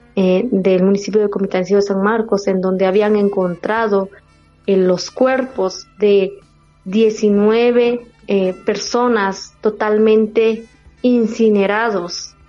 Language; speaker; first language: Spanish; non-native, local second language; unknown